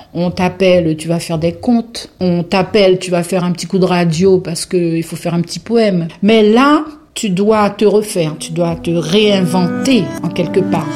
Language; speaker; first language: French; non-native, local second language; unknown